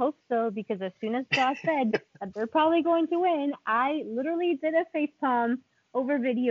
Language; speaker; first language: English; non-native, fluent; Spanish